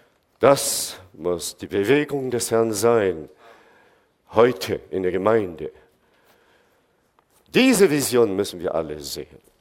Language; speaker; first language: German; non-native, fluent; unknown